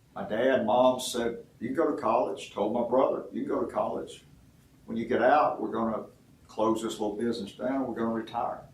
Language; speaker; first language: English; native; English